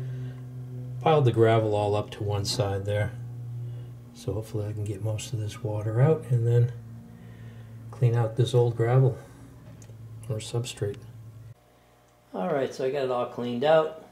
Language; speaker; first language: English; native; English